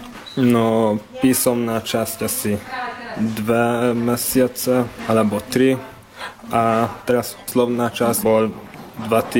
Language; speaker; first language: Slovak; non-native, local second language; Hungarian